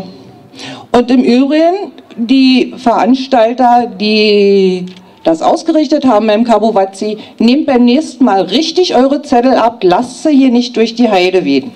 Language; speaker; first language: German; native; German